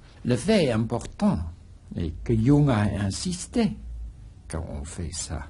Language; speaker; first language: French; non-native, fluent; English